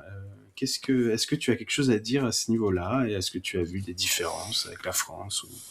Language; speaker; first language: French; native; French